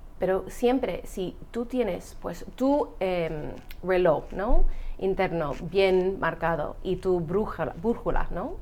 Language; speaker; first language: Spanish; non-native, fluent; English